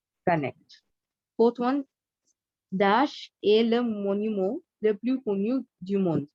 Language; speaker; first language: French; non-native, learner; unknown